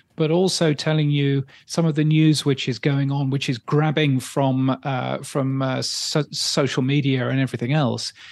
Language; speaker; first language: English; native; English